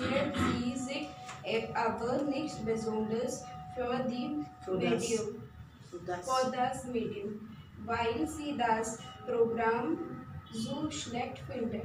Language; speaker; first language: German; non-native, learner; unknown